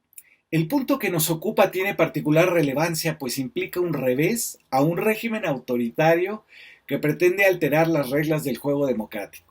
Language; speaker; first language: Spanish; native; Spanish